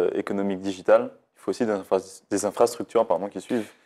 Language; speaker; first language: French; native; French